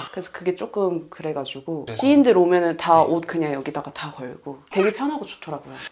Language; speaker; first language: Korean; native; Korean